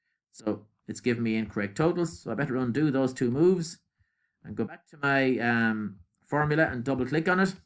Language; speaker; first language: English; native; English